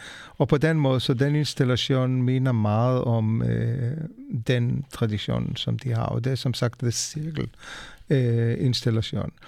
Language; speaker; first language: Danish; non-native, fluent; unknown